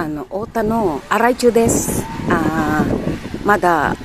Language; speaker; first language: Japanese; non-native, learner; Filipino